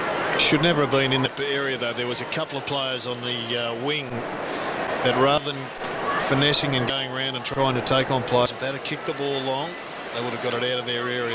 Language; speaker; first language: English; native; English